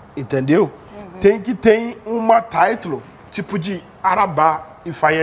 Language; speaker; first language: Portuguese; non-native, learner; Yoruba